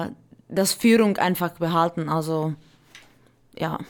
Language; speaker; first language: German; non-native, fluent; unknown